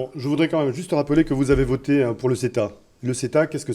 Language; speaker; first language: French; native; French